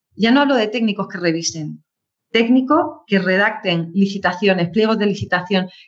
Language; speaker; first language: Spanish; native; Spanish